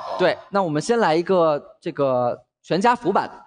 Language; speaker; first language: Chinese; native; Chinese